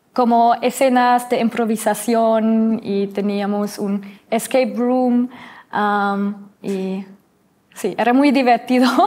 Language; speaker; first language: Spanish; non-native, learner; German